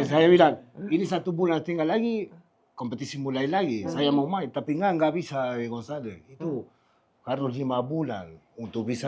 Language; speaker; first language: Indonesian; non-native, fluent; Spanish